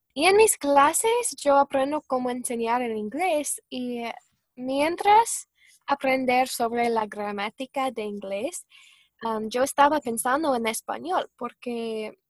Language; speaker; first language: Spanish; non-native, fluent; English